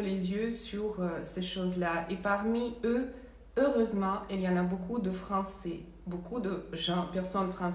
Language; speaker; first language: French; non-native, fluent; Russian